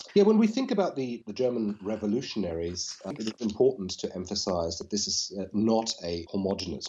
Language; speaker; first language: English; non-native, fluent; German